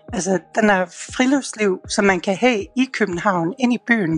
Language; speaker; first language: Danish; non-native, fluent; English